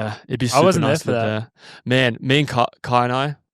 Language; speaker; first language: English; native; English